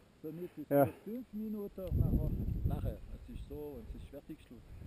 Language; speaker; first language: German; non-native, learner; French